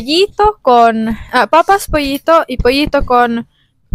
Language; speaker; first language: Spanish; non-native, learner; Finnish